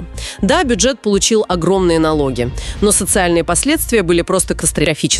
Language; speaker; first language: Russian; native; Russian